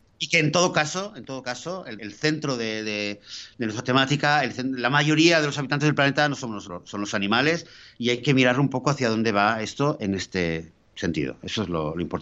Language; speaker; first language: Spanish; native; Spanish